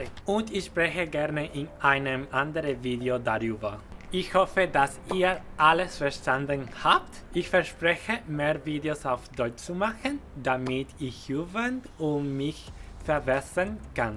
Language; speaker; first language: German; non-native, fluent; Spanish